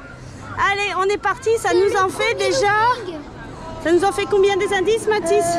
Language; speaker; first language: French; native; French